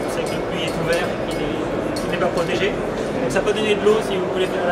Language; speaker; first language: French; native; French